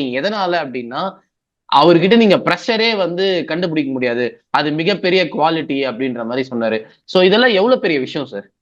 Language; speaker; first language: Tamil; native; Tamil